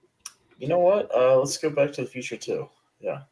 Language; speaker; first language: English; native; English